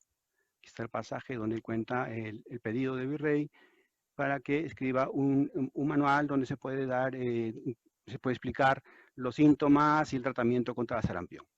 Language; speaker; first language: Spanish; native; Spanish